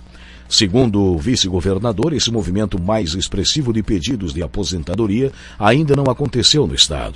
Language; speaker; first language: Portuguese; native; Portuguese